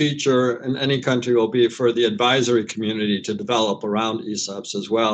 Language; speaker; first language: English; native; English